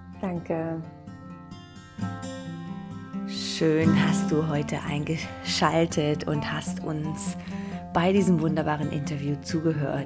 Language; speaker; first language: German; native; German